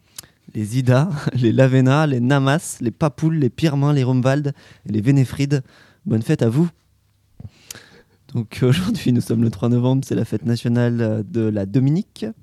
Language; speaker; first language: French; native; French